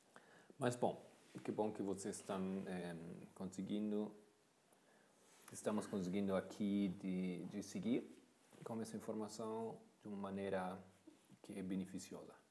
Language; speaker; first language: Portuguese; non-native, fluent; Spanish